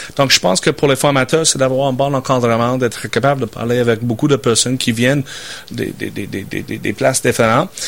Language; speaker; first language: French; non-native, fluent; English